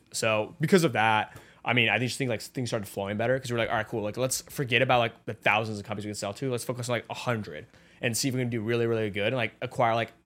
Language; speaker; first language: English; native; English